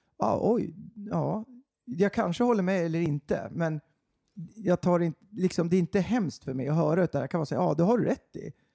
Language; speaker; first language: Swedish; native; Swedish